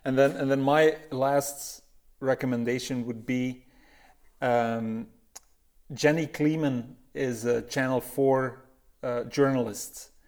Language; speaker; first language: English; non-native, fluent; Dutch